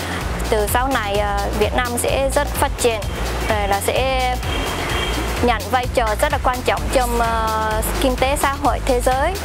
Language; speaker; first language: Vietnamese; non-native, fluent; Japanese